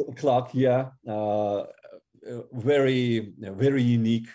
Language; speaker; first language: English; non-native, fluent; Russian